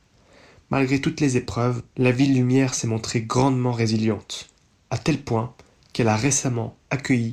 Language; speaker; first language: French; native; French